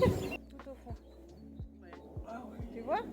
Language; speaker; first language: French; native; French